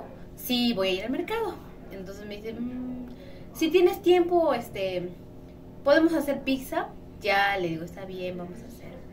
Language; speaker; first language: Spanish; native; Spanish